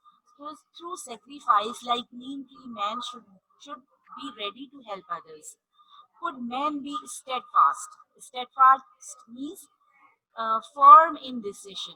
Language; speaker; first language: English; non-native, local second language; Urdu